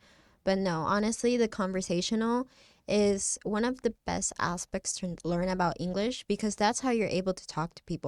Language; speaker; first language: English; non-native, fluent; Spanish